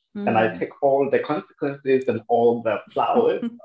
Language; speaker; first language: English; non-native, local second language; French